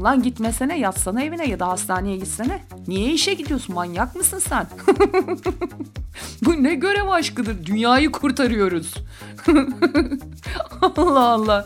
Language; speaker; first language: Turkish; native; Turkish